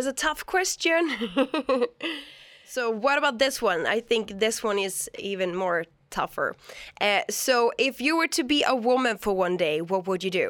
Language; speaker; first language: English; non-native, fluent; Swedish